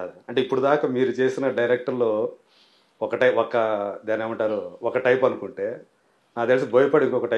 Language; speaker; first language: Telugu; native; Telugu